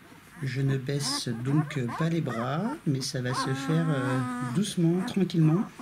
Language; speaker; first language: French; native; French